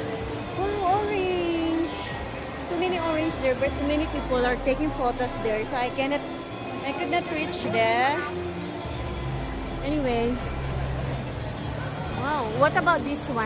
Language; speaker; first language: English; non-native, local second language; Filipino